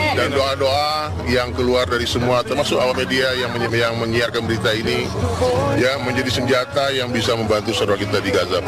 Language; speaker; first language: Indonesian; native; Indonesian